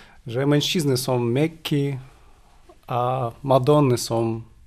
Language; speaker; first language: Polish; non-native, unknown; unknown